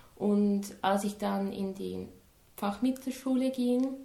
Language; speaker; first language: German; native; German